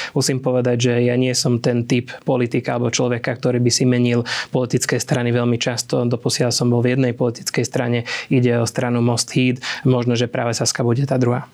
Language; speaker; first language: Slovak; non-native, local second language; Hungarian